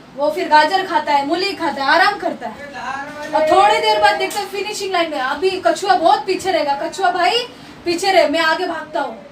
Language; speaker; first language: Hindi; non-native, local second language; Marathi